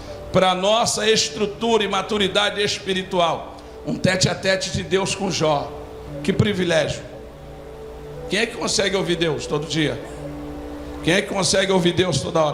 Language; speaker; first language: Portuguese; native; Portuguese